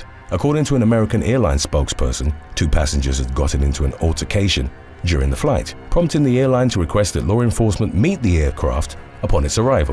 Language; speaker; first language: English; native; English